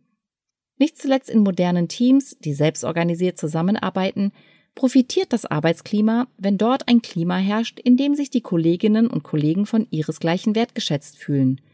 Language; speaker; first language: German; native; German